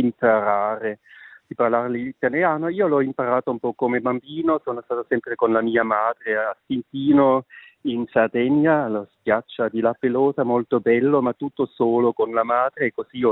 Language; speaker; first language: Italian; non-native, local second language; Swiss German